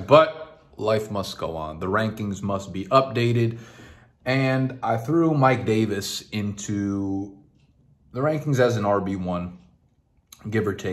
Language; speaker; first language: English; native; English